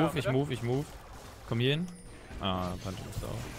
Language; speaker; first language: German; native; German